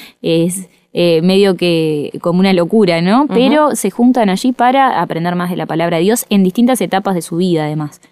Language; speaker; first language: Spanish; native; Spanish